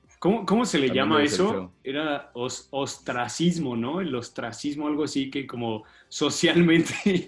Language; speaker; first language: Spanish; native; Spanish